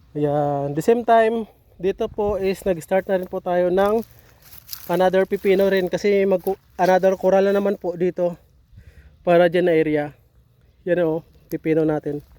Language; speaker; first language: Filipino; non-native, local second language; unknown